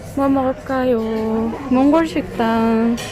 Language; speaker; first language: Korean; non-native, fluent; Mongolian